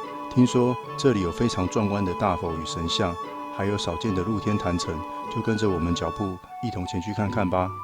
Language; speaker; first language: Chinese; native; Chinese